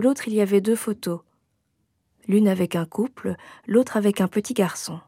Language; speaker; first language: French; native; French